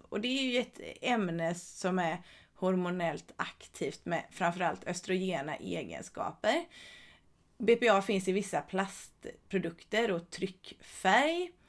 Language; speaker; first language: Swedish; native; Swedish